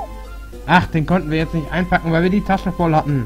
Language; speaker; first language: German; native; German